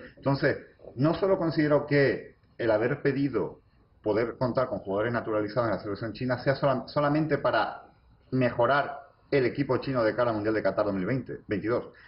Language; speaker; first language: Spanish; native; Spanish